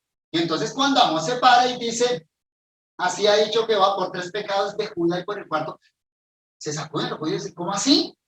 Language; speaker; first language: Spanish; native; Spanish